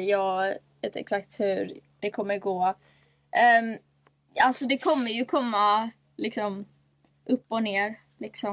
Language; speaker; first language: Swedish; native; Swedish